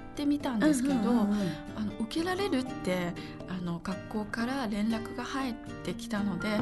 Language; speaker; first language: Japanese; non-native, fluent; Chinese